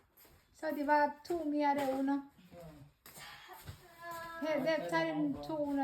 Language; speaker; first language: Danish; non-native, fluent; Filipino